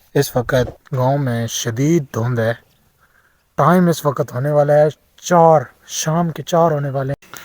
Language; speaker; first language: Urdu; non-native, local second language; Punjabi